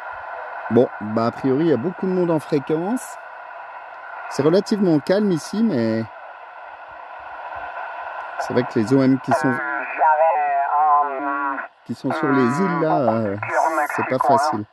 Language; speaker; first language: French; native; French